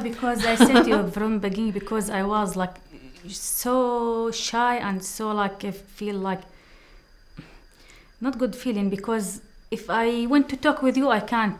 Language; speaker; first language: English; non-native, learner; Arabic